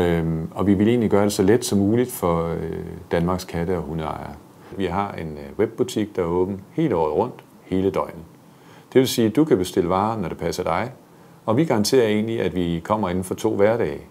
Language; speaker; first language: Danish; native; Danish